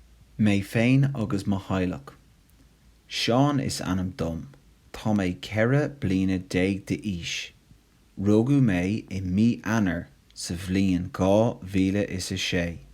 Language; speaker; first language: Irish; non-native, local second language; English